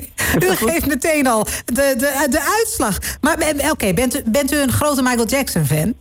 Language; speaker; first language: Dutch; native; Dutch